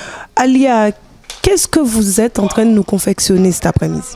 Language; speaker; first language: French; native; French